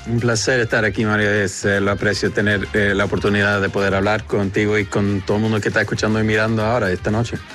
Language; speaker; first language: Spanish; early bilingual, heritage; Spanish